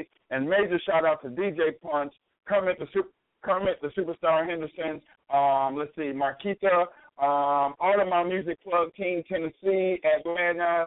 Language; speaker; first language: English; native; English